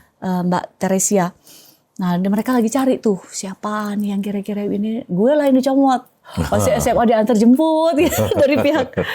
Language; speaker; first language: Indonesian; non-native, local second language; Sasak